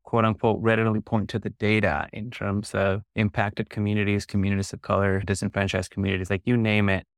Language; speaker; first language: English; early bilingual, other home language; Spanish